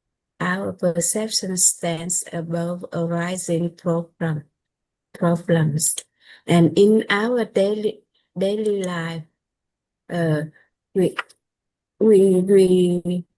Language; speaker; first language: English; non-native, learner; Vietnamese